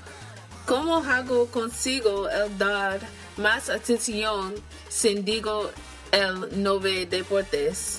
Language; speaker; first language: Spanish; non-native, learner; English